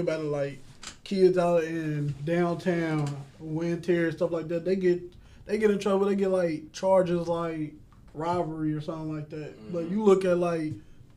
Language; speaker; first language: English; native; English